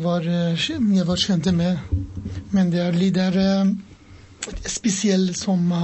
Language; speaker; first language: Norwegian; non-native, learner; Persian